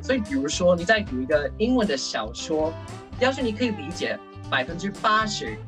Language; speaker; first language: Chinese; non-native, fluent; English